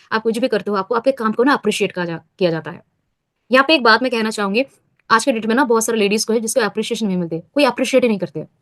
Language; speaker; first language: Hindi; non-native, local second language; Bangla